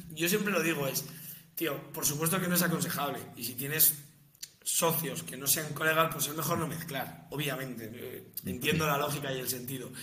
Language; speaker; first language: Spanish; native; Spanish